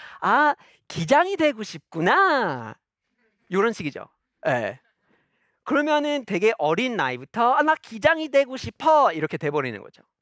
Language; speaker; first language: Korean; non-native, fluent; English